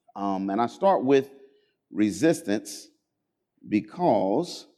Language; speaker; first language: English; native; English